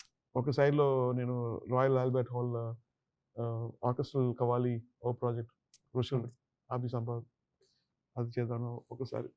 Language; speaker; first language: Telugu; non-native, learner; Tamil